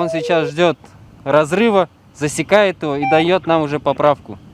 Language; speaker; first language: Russian; native; Russian